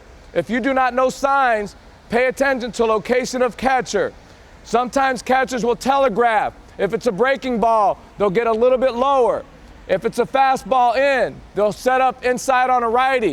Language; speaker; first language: English; native; English